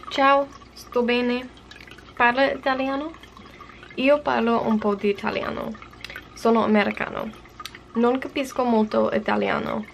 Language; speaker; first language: Italian; non-native, learner; English